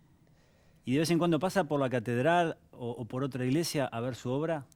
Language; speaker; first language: Spanish; native; Spanish